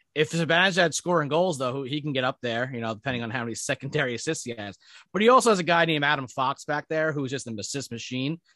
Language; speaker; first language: English; native; English